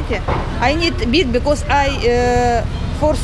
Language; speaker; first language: English; non-native, learner; Russian